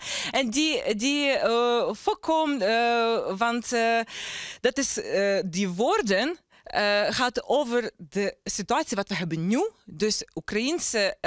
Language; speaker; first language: Dutch; non-native, learner; Ukrainian